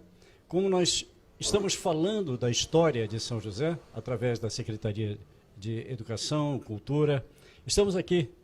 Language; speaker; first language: Portuguese; native; Portuguese